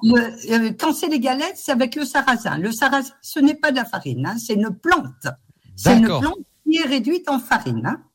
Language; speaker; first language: French; native; French